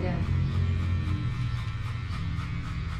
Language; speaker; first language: Spanish; native; Spanish